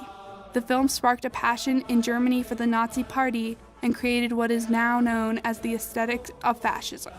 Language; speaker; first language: English; native; English